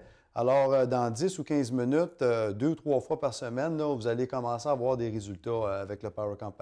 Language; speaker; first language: French; native; French